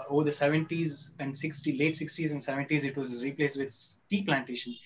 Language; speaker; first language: English; non-native, local second language; Kannada